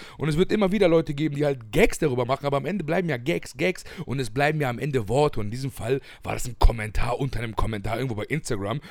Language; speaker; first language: German; early bilingual, other home language; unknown